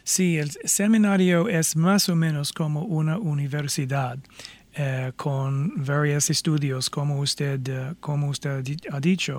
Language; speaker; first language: Spanish; non-native, fluent; English